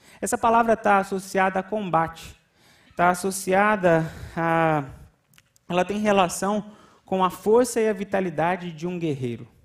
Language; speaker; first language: Portuguese; native; Portuguese